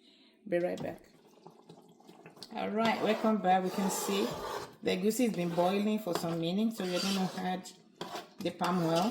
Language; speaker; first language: English; non-native, local second language; Yoruba